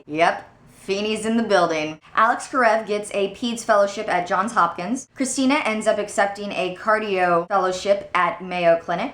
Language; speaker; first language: English; native; English